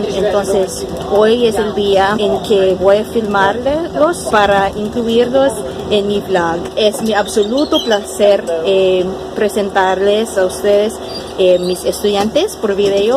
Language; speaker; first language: Spanish; non-native, fluent; English